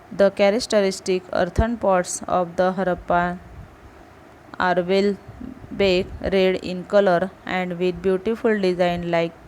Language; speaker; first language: English; non-native, local second language; Marathi